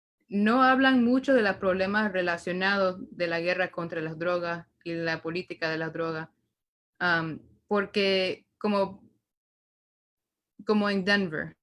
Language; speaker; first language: Spanish; early bilingual, heritage; Spanish